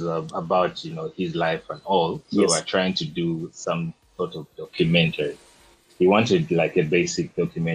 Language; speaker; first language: English; non-native, local second language; Ganda